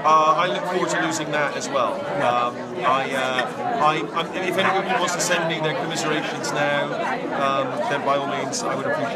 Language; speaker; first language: English; native; English